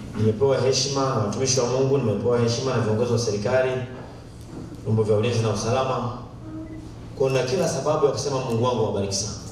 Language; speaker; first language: Swahili; native; Swahili